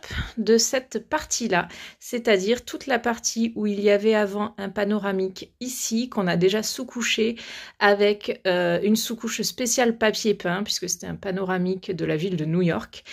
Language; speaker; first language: French; native; French